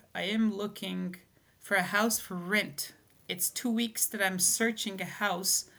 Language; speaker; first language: English; non-native, fluent; Persian